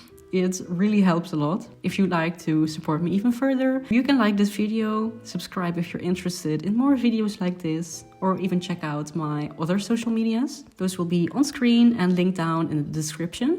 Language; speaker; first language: English; non-native, fluent; Dutch